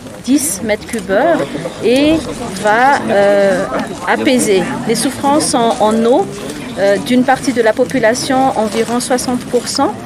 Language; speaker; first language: French; non-native, local second language; Malagasy